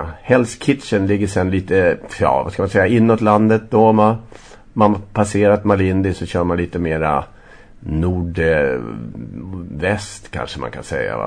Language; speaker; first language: Swedish; native; Swedish